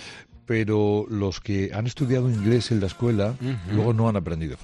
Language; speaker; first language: Spanish; native; Spanish